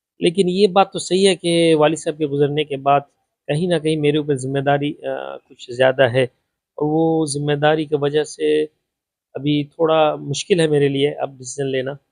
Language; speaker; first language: Urdu; non-native, local second language; Bangla